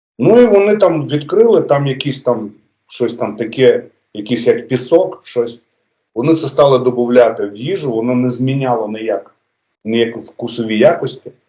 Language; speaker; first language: Ukrainian; native; Ukrainian